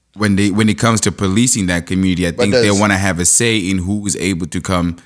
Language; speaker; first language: English; non-native, local second language; Shona